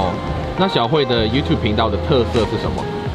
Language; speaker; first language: Chinese; native; Chinese